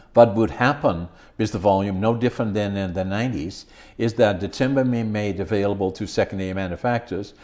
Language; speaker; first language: English; non-native, fluent; Dutch